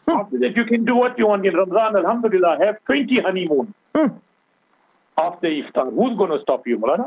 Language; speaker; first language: English; native; English